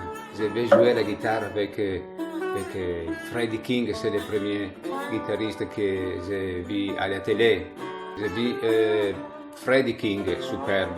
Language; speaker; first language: French; non-native, learner; Italian